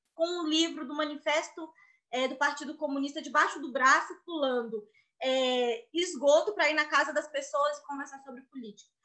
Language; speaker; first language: Portuguese; native; Portuguese